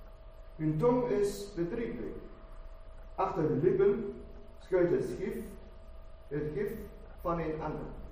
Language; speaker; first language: Dutch; non-native, fluent; German